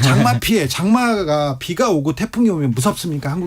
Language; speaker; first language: Korean; native; Korean